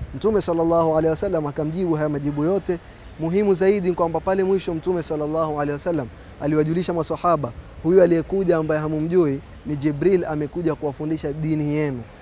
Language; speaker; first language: Swahili; native; Swahili